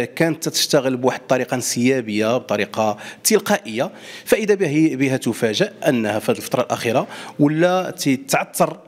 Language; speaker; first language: Arabic; native; Arabic